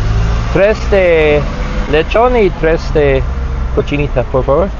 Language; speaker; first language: Spanish; non-native, learner; English